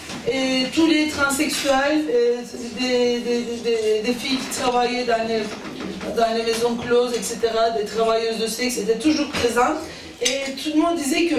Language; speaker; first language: French; non-native, fluent; Turkish